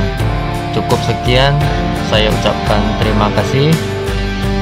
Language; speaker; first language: Indonesian; native; Indonesian